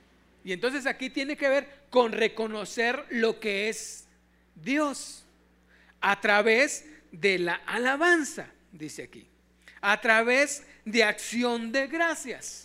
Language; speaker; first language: Spanish; native; Spanish